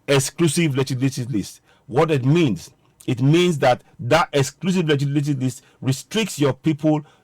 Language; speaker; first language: English; non-native, local second language; Yoruba